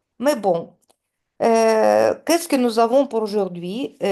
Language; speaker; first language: French; non-native, fluent; Russian